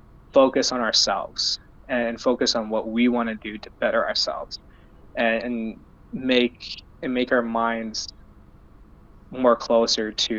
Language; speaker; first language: English; native; English